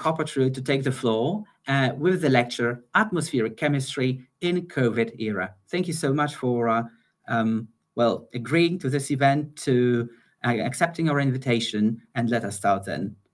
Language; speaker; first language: English; non-native, fluent; Polish